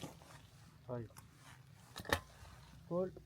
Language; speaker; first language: French; native; French